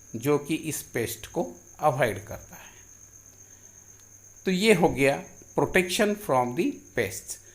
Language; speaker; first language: Hindi; non-native, local second language; Marathi